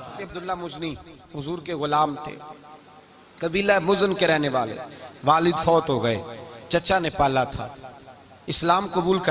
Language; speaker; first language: Hindi; non-native, local second language; Punjabi